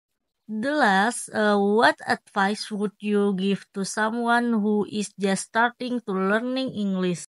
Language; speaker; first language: English; non-native, learner; Indonesian